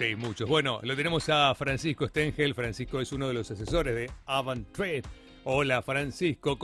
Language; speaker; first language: Spanish; native; Spanish